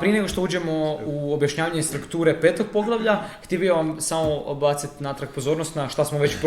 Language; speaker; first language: Croatian; native; Croatian